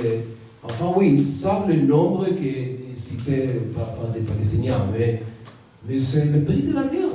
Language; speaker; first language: French; non-native, learner; Hebrew